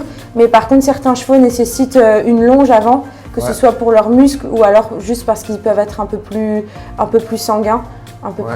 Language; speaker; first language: French; native; French